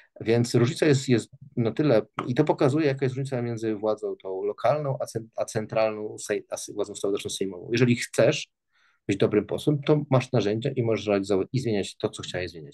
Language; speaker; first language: Polish; native; Polish